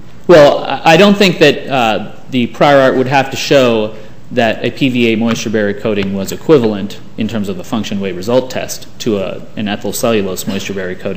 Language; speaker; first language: English; native; English